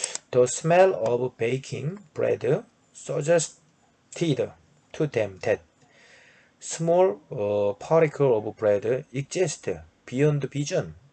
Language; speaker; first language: English; non-native, fluent; Korean